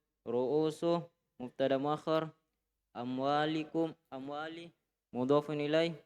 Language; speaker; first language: Arabic; non-native, learner; Indonesian